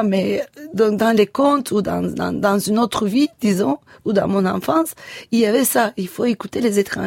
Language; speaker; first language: French; non-native, fluent; Turkish